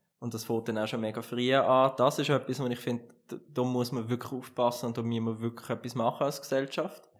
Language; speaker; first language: German; native; German